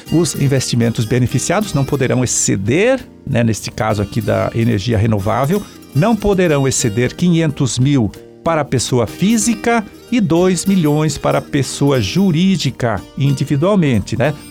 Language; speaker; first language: Portuguese; native; Portuguese